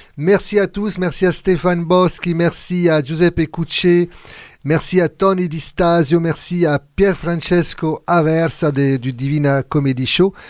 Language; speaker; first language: French; native; French